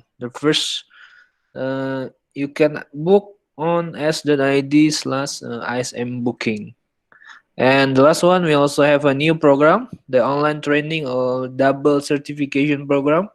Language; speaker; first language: English; non-native, learner; Indonesian